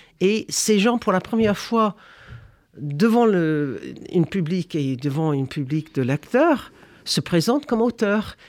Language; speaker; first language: French; non-native, fluent; English